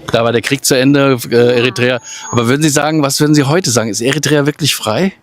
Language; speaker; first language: German; native; German